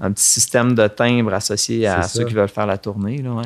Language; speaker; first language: French; native; French